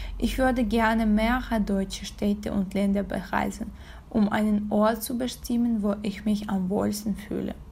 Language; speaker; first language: German; non-native, learner; Russian